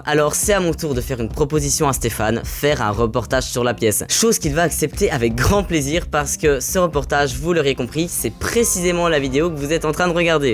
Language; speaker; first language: French; native; French